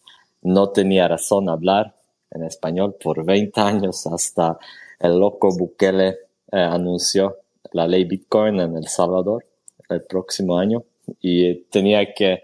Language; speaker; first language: Spanish; non-native, fluent; Swedish